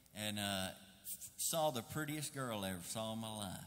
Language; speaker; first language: English; native; English